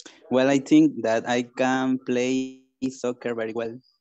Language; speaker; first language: English; non-native, learner; Spanish